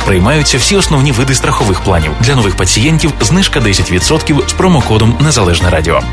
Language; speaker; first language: Ukrainian; native; Ukrainian